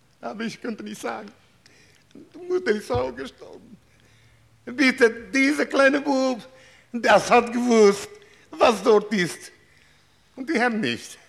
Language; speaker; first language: German; non-native, learner; Hungarian